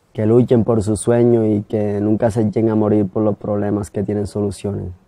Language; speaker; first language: Spanish; native; Spanish